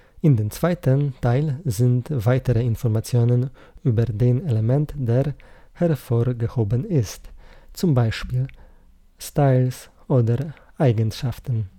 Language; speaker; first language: German; non-native, learner; Polish